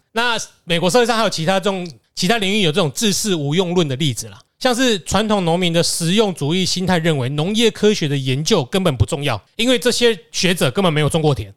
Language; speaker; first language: Chinese; native; Chinese